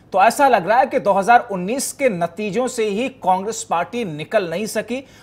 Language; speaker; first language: Hindi; native; Hindi